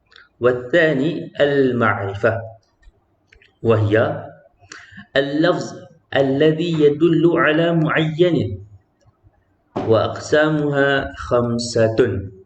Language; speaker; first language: Arabic; non-native, fluent; Malay